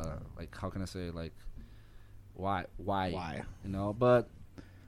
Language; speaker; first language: English; non-native, learner; Portuguese